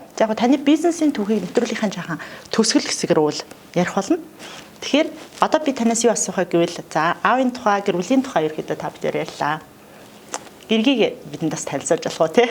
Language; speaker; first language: Mongolian; native; Mongolian